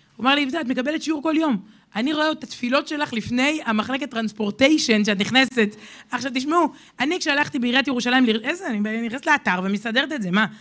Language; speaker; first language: Hebrew; native; Hebrew